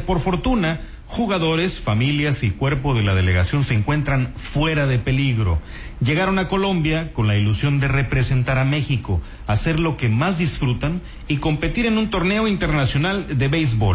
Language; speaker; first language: Spanish; native; Spanish